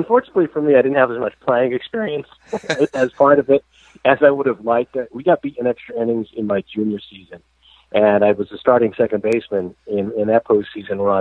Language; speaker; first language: English; native; English